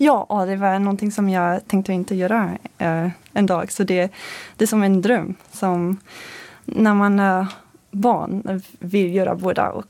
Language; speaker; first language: Swedish; non-native, learner; French